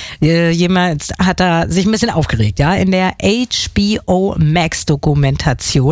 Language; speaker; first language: German; native; German